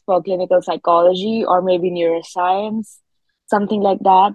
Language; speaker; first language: English; non-native, local second language; Hindi